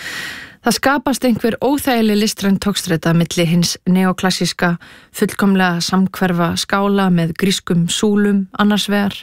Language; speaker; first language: Icelandic; native; Icelandic